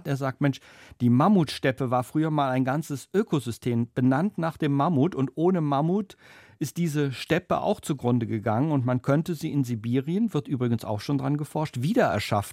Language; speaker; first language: German; native; German